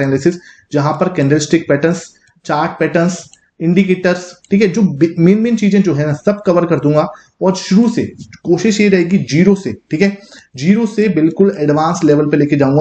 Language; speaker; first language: Hindi; native; Hindi